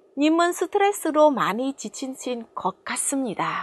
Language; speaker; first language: Korean; non-native, fluent; Vietnamese